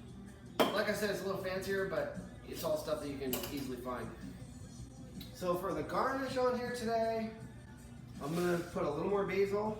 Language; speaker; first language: English; native; English